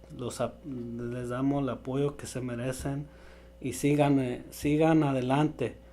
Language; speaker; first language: Spanish; early bilingual, other home language; English